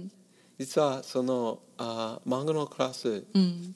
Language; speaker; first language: Japanese; non-native, learner; English